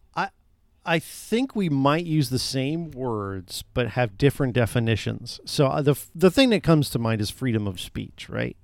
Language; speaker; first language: English; native; English